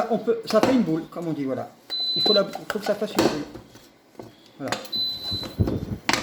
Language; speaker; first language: French; native; French